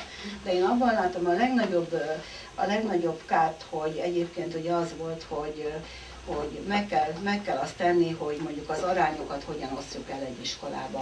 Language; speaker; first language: Hungarian; native; Hungarian